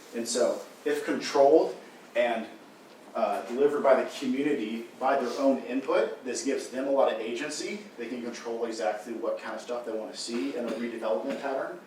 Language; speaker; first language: English; native; English